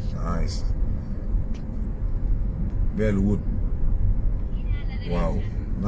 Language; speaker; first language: English; non-native, learner; Haitian Creole